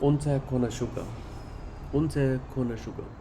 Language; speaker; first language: Spanish; non-native, learner; English